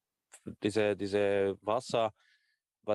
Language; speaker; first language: German; non-native, learner; Croatian